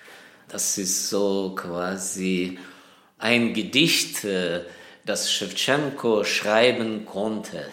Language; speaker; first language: German; non-native, fluent; Ukrainian